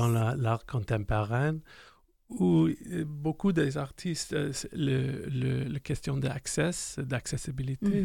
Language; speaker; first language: French; non-native, fluent; English